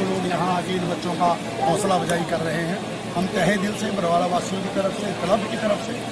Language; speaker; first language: Hindi; native; Hindi